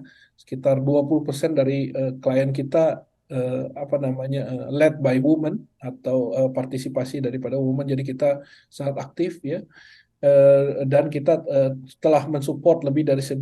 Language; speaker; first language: Indonesian; native; Indonesian